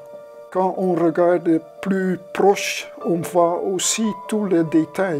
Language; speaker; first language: French; non-native, fluent; Dutch